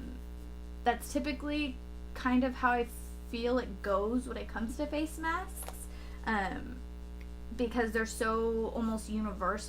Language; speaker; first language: English; native; English